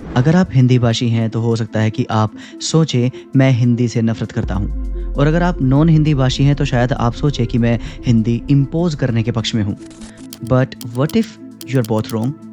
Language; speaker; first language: Hindi; native; Hindi